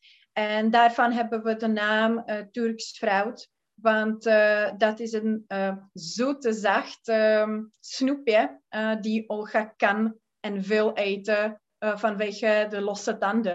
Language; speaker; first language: Dutch; non-native, learner; Czech